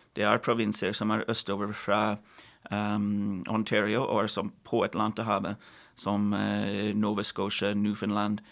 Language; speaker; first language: Norwegian; non-native, fluent; English